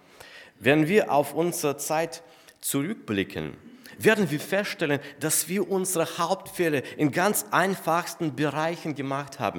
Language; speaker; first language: German; non-native, fluent; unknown